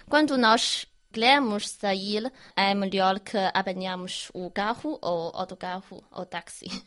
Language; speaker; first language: Portuguese; non-native, learner; Chinese